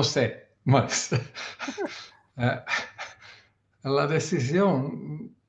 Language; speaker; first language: Spanish; non-native, learner; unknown